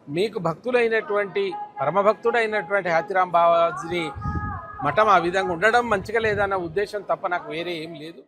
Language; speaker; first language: Telugu; non-native, local second language; Lambadi